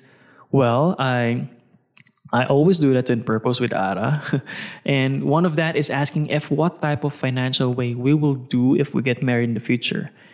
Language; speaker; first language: English; non-native, local second language; Filipino